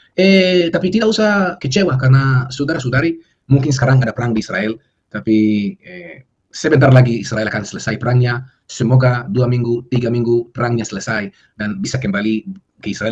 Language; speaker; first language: Indonesian; non-native, fluent; Hebrew